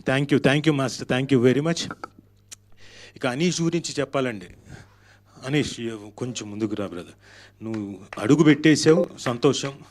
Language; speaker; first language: Telugu; native; Telugu